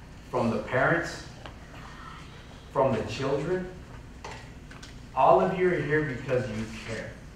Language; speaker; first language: English; early bilingual, other home language; Spanish